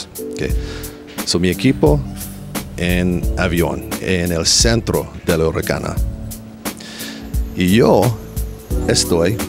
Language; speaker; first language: Spanish; non-native, learner; English